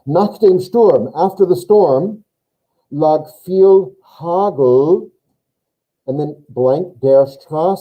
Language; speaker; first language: German; non-native, fluent; English